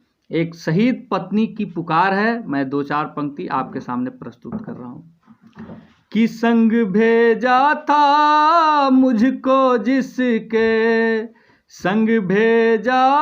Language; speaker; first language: Hindi; native; Hindi